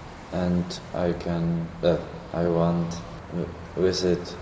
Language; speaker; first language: English; non-native, learner; Czech